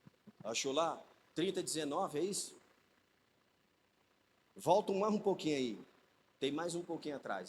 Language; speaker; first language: Portuguese; native; Portuguese